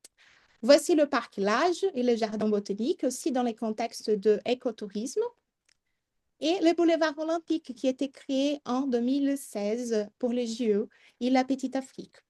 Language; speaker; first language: French; non-native, fluent; Portuguese